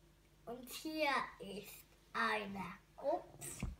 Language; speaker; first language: German; non-native, learner; Hungarian